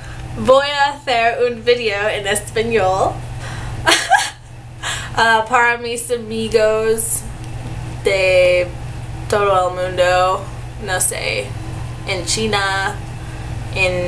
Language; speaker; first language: Spanish; early bilingual, heritage; English